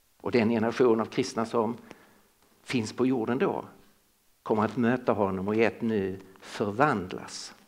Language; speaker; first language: Swedish; native; Swedish